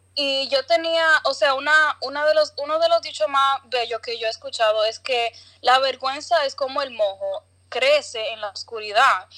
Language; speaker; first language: Spanish; early bilingual, other home language; English